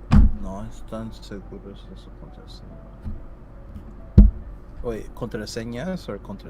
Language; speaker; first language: Spanish; non-native, learner; English